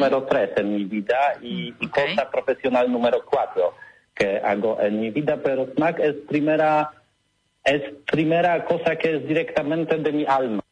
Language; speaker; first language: Spanish; non-native, learner; Polish